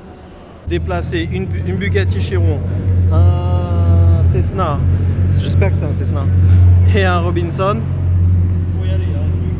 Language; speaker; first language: French; native; French